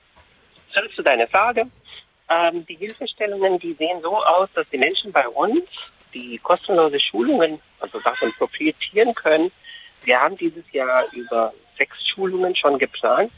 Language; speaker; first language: German; non-native, fluent; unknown